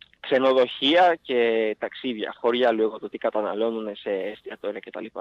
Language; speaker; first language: Greek; native; Greek